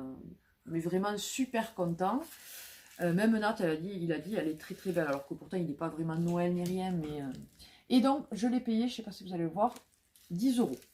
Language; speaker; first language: French; native; French